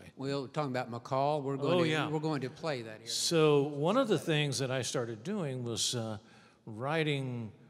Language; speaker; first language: English; native; English